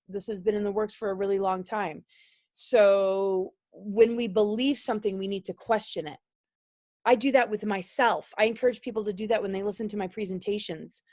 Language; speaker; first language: English; native; English